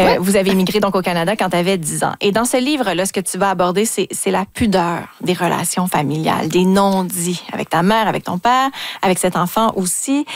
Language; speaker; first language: French; native; French